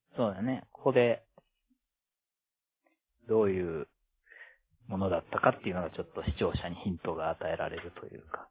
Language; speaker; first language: Japanese; native; Japanese